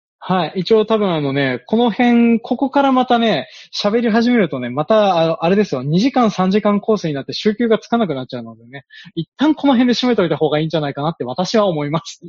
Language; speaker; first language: Japanese; native; Japanese